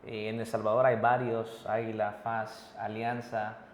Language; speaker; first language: Spanish; early bilingual, heritage; Spanish